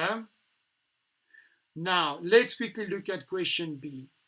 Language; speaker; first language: English; native; English